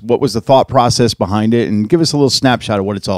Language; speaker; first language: English; native; English